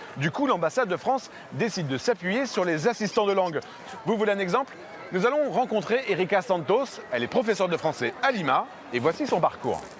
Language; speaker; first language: French; native; French